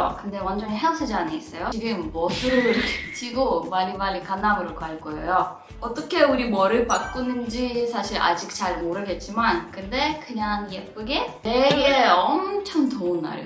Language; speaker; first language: Korean; non-native, fluent; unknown